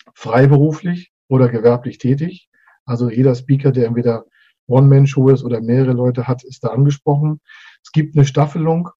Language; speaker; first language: German; native; German